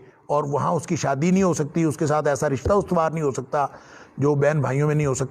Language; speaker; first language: Urdu; native; Urdu